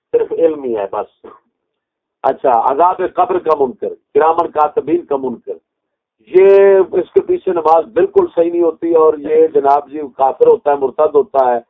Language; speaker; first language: Urdu; non-native, local second language; Punjabi